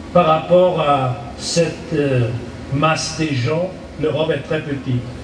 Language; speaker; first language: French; non-native, fluent; German